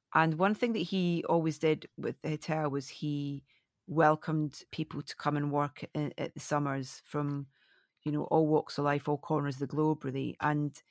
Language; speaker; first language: English; native; English